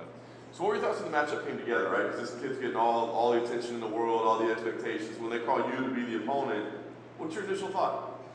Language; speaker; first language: English; native; English